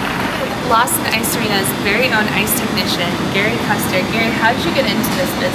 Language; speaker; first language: English; native; English